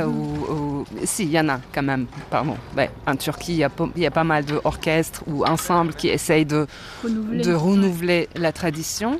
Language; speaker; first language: French; non-native, fluent; Turkish